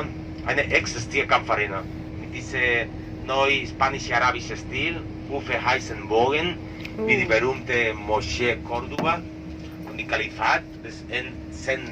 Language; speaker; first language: German; non-native, learner; Catalan